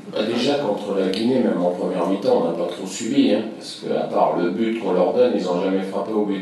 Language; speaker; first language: French; native; French